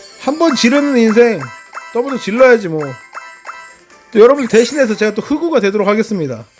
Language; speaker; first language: Korean; native; Korean